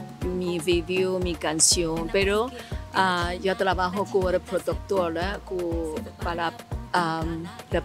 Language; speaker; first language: Spanish; non-native, learner; Chinese